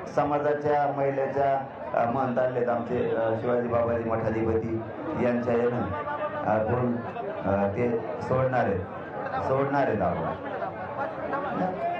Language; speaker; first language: Marathi; native; Marathi